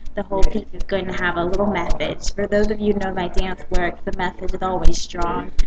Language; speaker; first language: English; native; English